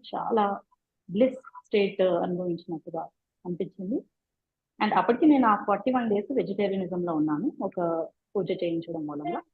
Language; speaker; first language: Telugu; native; Telugu